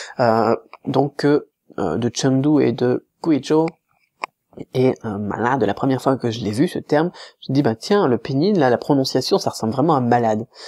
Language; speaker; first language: French; native; French